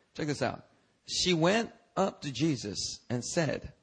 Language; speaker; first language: English; early bilingual, other home language; Korean